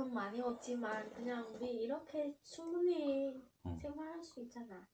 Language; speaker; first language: Korean; non-native, learner; Vietnamese